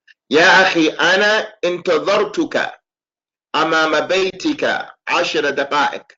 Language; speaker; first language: Arabic; non-native, fluent; English